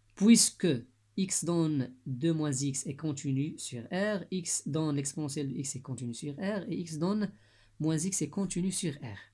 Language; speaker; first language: French; non-native, local second language; Arabic